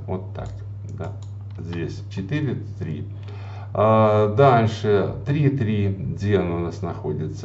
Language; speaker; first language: Russian; native; Russian